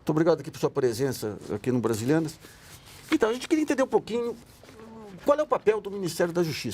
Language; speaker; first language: Portuguese; native; Portuguese